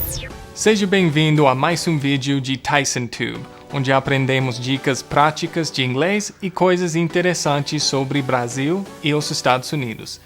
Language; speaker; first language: Portuguese; non-native, fluent; English